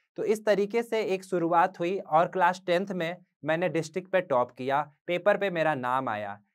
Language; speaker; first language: Hindi; native; Hindi